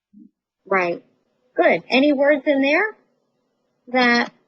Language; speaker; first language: English; native; English